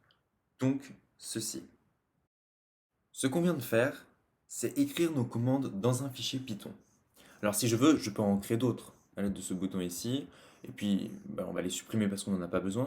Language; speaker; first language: French; native; French